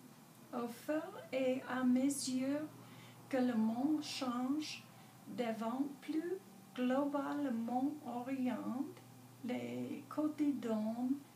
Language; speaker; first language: French; non-native, learner; English